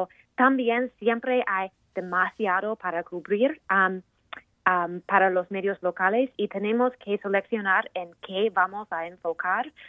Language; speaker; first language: Spanish; non-native, fluent; English